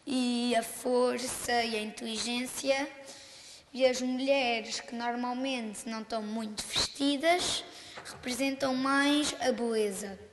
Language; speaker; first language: Portuguese; non-native, local second language; French